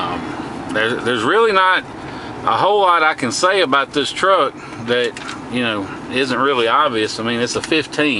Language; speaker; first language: English; native; English